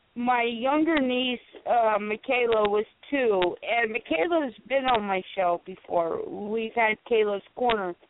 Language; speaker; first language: English; native; English